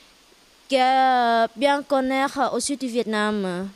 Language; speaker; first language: French; non-native, learner; Vietnamese